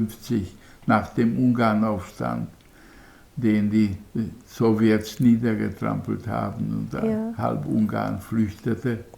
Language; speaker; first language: German; non-native, fluent; Hungarian